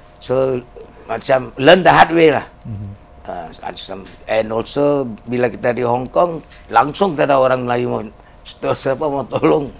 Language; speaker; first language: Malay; non-native, local second language; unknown